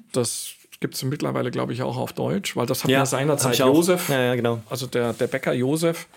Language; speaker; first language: German; native; German